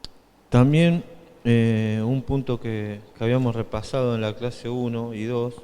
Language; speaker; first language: Spanish; native; Spanish